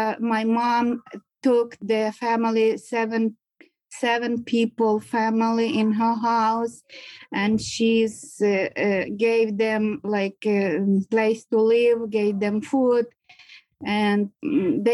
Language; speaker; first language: English; non-native, learner; Ukrainian